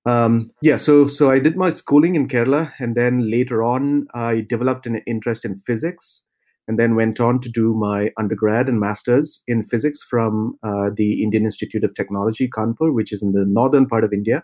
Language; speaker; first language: English; non-native, local second language; Malayalam